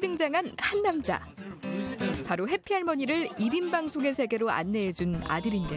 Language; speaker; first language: Korean; native; Korean